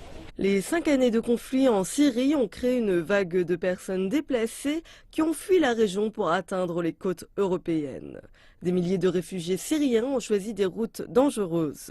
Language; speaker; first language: French; native; French